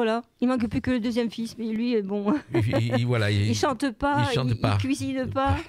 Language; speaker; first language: French; native; French